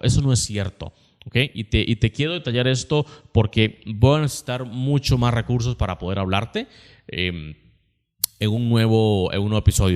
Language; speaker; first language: Spanish; native; Spanish